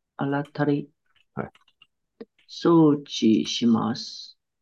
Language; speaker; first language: Japanese; non-native, learner; Chinese